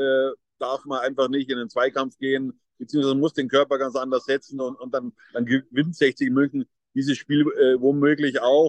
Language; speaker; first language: German; native; German